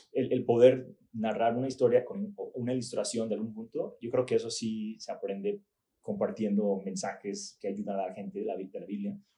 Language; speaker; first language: Spanish; early bilingual, other home language; English